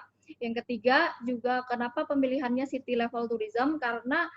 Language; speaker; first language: Indonesian; native; Indonesian